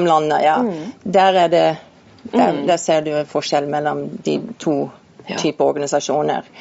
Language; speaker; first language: Norwegian; non-native, fluent; English